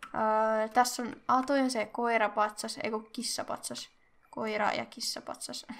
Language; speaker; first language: Finnish; native; Finnish